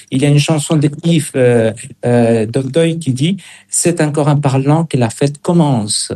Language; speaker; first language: French; non-native, fluent; Spanish